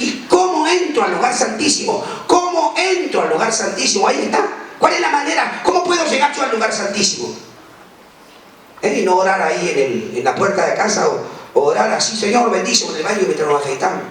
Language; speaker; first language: Spanish; native; Spanish